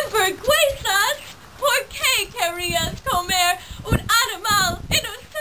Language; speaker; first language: Spanish; non-native, learner; English